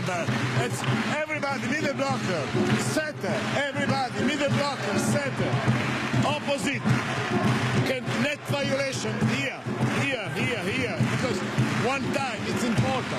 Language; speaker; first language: English; non-native, learner; Italian